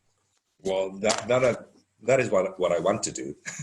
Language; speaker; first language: English; non-native, fluent; Japanese